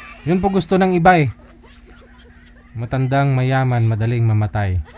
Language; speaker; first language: Filipino; native; Filipino